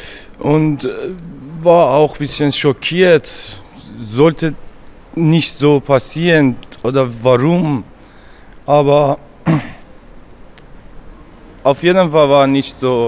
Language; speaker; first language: German; non-native, fluent; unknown